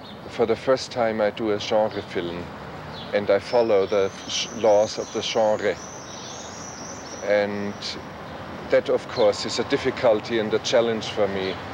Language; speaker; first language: English; non-native, fluent; German